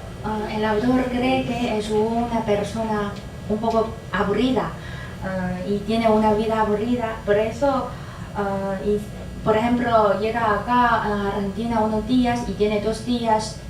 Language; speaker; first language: Spanish; non-native, fluent; Chinese